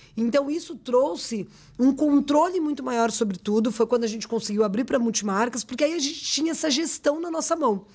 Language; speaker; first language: Portuguese; native; Portuguese